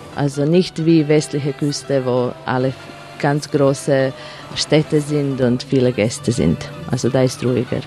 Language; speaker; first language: German; non-native, fluent; Croatian